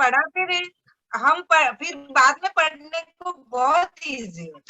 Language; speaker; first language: Hindi; native; Hindi